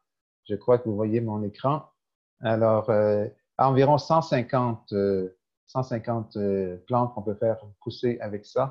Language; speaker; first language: French; native; French